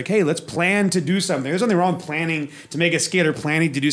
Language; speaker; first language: English; native; English